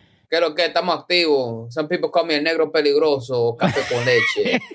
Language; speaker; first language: Spanish; early bilingual, heritage; Spanish